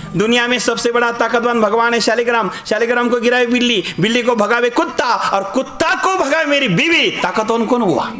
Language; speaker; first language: Hindi; non-native, local second language; Marathi